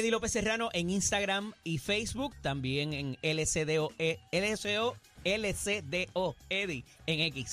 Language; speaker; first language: Spanish; native; Spanish